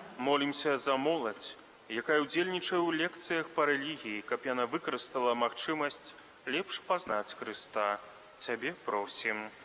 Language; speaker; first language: Belarusian; native; Belarusian